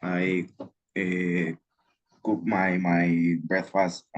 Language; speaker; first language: English; non-native, learner; Spanish